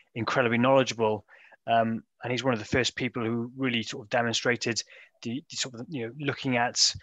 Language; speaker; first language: English; native; English